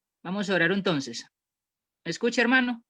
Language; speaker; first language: Spanish; native; Spanish